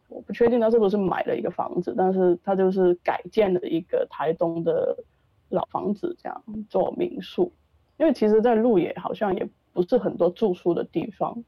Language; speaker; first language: Chinese; non-native, local second language; Cantonese